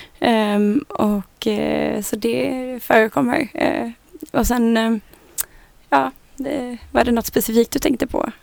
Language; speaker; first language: Swedish; native; Swedish